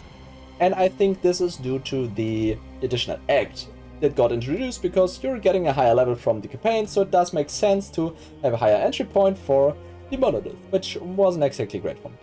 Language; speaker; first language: English; non-native, fluent; German